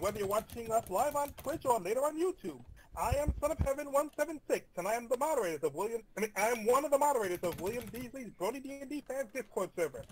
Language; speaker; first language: English; native; English